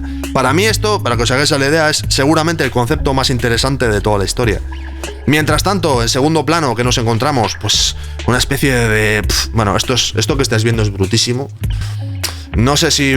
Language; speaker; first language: Spanish; native; Spanish